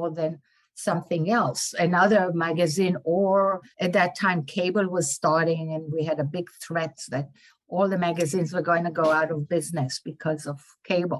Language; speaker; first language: English; non-native, fluent; Hebrew